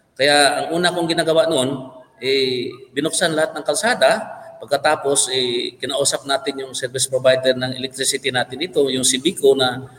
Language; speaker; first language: Filipino; non-native, local second language; Cebuano